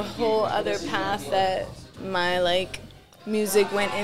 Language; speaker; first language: English; early bilingual, other home language; Spanish